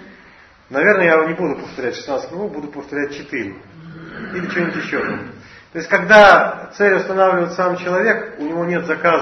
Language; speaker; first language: Russian; native; Russian